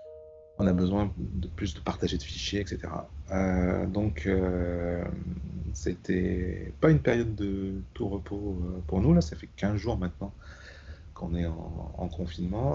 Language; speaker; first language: French; native; French